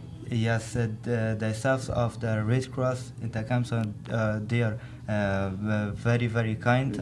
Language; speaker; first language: English; non-native, learner; Persian